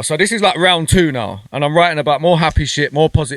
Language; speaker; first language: English; native; English